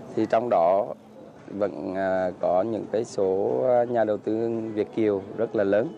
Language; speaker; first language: Vietnamese; native; Vietnamese